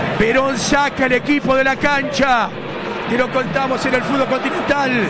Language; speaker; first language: Spanish; native; Spanish